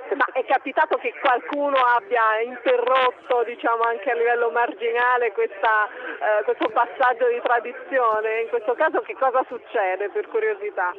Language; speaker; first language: Italian; native; Italian